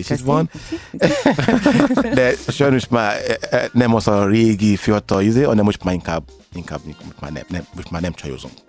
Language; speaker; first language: Hungarian; non-native, learner; Yoruba